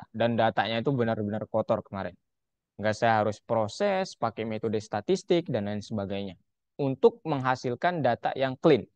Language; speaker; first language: Indonesian; native; Indonesian